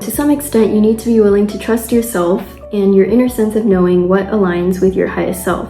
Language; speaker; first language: English; native; English